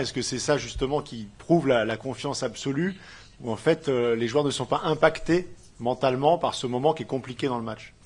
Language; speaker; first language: French; native; French